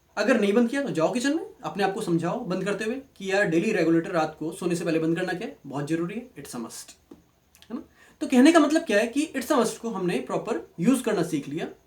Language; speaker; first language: Hindi; native; Hindi